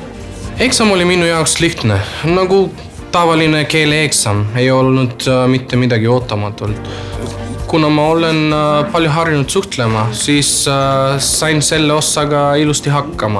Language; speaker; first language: Estonian; non-native, fluent; Macedonian